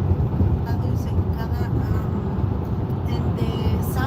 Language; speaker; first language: English; non-native, learner; Spanish